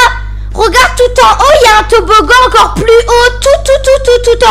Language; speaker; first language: French; native; French